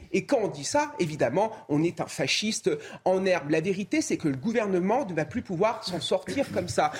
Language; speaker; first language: French; native; French